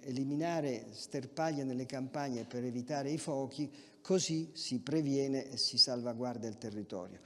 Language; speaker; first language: Italian; native; Italian